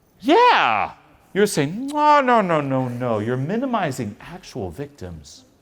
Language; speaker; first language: English; non-native, fluent; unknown